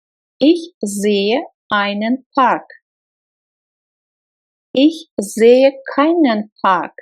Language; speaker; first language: German; non-native, fluent; Russian